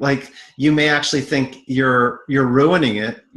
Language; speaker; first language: English; native; English